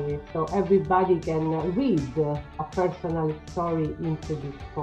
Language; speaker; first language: English; non-native, learner; Italian